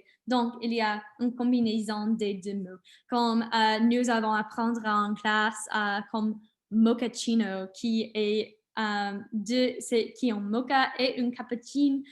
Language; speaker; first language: French; non-native, learner; English